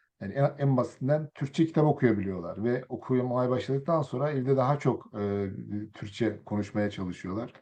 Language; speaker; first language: Turkish; early bilingual, other home language; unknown